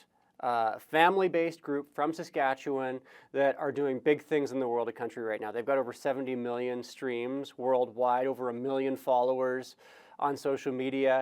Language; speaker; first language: English; native; English